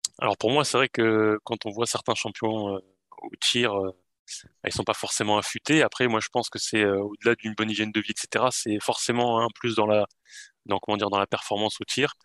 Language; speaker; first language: French; native; French